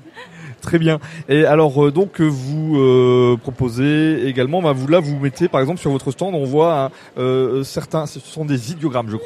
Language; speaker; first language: French; native; French